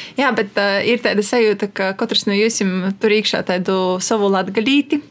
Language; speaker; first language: Latvian; native; Latvian